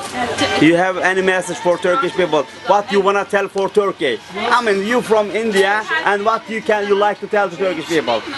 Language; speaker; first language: English; non-native, learner; Turkish